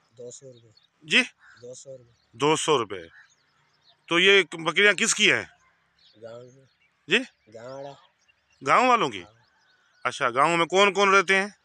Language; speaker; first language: Urdu; non-native, local second language; Sindhi